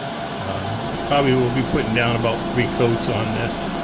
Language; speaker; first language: English; native; English